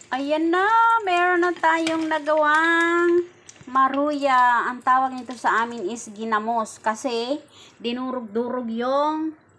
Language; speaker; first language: Filipino; non-native, local second language; Bikol